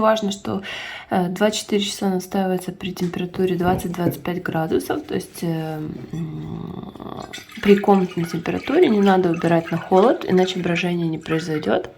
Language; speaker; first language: Russian; non-native, fluent; Ukrainian